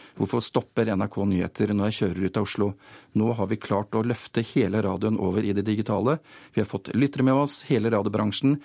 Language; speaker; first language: Norwegian; native; Norwegian